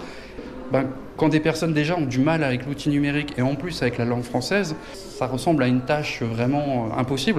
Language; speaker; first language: French; native; French